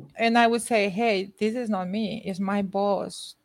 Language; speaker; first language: English; non-native, fluent; Spanish